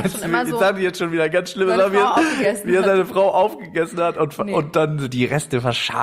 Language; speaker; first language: German; native; German